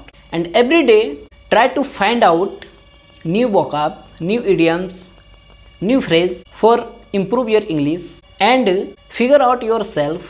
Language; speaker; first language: English; non-native, learner; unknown